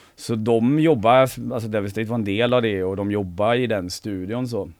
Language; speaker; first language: Swedish; native; Swedish